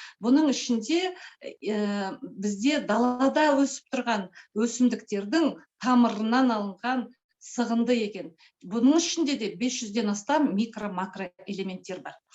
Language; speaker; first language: Kazakh; native; Kazakh